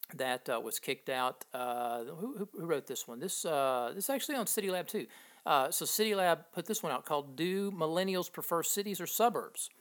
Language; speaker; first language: English; native; English